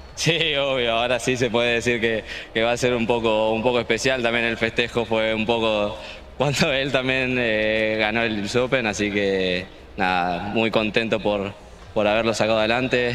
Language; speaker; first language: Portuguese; non-native, learner; Spanish